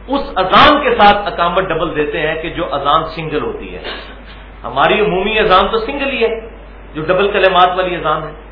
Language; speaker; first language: Urdu; non-native, local second language; Punjabi